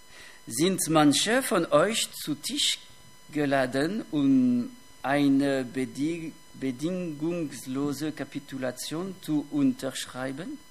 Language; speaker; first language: German; non-native, fluent; French